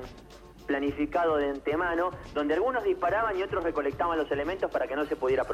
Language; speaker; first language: Spanish; native; Spanish